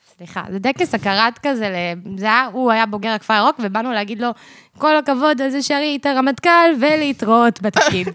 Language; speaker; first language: Hebrew; early bilingual, other home language; English